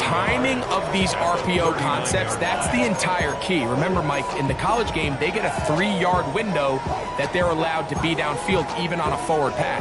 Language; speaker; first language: English; native; English